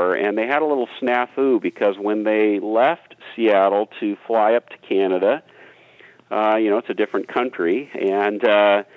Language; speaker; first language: English; native; English